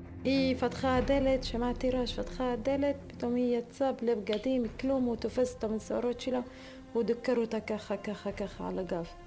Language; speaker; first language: Hebrew; non-native, learner; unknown